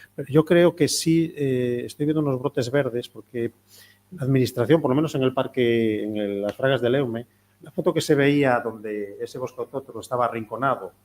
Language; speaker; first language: Spanish; non-native, local second language; Galician